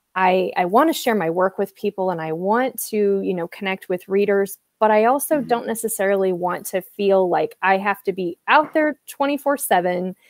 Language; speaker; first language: English; native; English